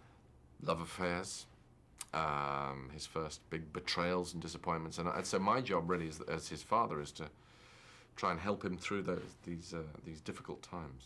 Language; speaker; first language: English; native; English